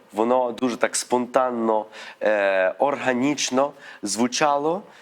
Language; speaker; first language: Ukrainian; early bilingual, heritage; Ukrainian